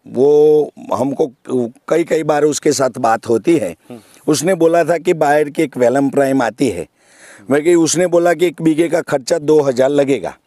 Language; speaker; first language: Hindi; non-native, local second language; Gujarati